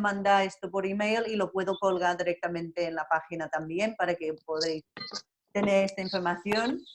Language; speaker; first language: Spanish; non-native, fluent; English